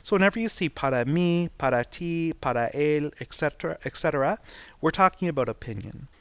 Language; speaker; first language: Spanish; non-native, fluent; English